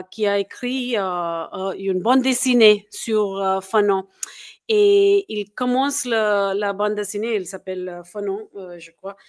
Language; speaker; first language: French; non-native, fluent; English